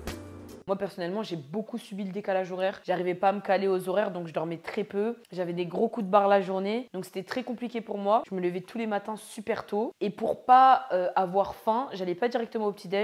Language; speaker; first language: French; native; French